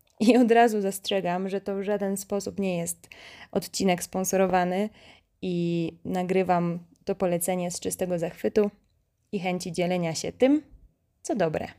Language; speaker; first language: Polish; native; Polish